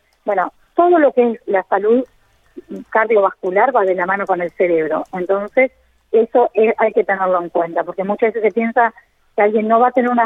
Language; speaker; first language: Spanish; native; Spanish